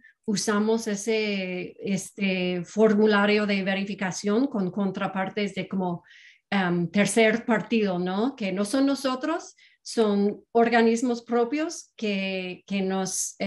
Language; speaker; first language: Spanish; non-native, fluent; English